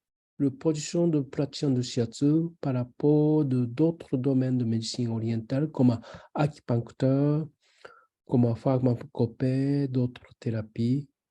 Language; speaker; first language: French; non-native, fluent; Japanese